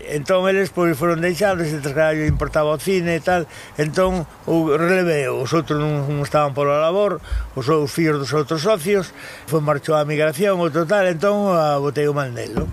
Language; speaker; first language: Galician; native; Galician